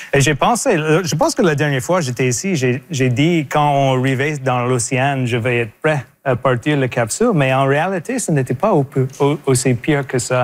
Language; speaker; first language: French; non-native, local second language; English